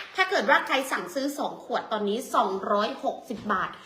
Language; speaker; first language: Thai; native; Thai